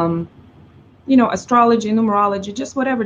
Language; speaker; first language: English; non-native, fluent; Russian